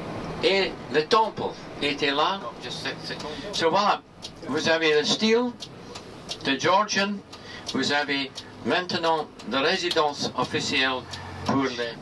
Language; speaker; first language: French; non-native, learner; English